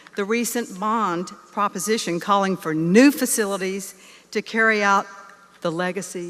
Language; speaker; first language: English; native; English